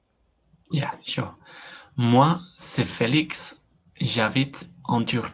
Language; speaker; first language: French; non-native, learner; Basque